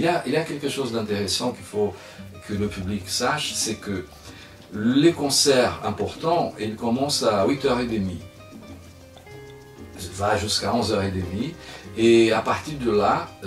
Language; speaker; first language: French; non-native, fluent; Spanish